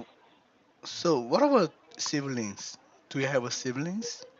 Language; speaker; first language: English; non-native, learner; Korean